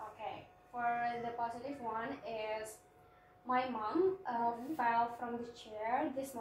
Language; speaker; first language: English; non-native, learner; Indonesian